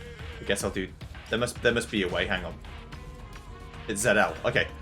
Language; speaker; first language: English; native; English